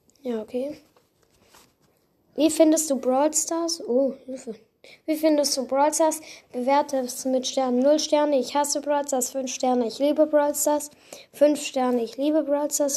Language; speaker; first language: German; native; German